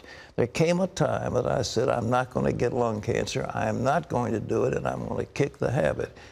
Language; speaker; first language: English; native; English